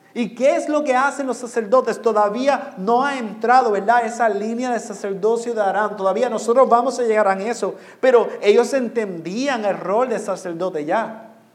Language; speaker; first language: Spanish; non-native, fluent; English